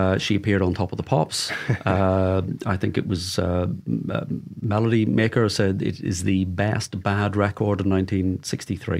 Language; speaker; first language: English; native; English